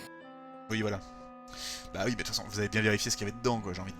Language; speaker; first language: French; native; French